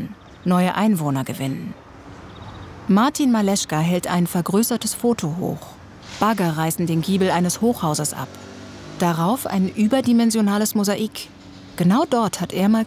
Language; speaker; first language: German; native; German